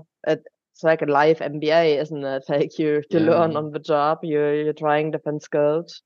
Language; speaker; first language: English; non-native, fluent; German